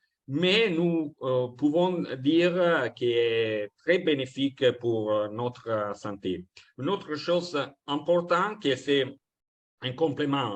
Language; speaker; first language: French; non-native, fluent; Italian